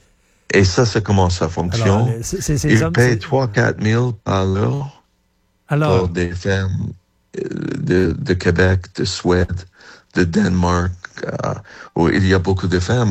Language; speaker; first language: French; non-native, learner; English